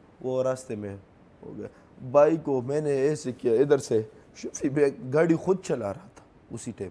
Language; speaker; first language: Urdu; non-native, local second language; Pashto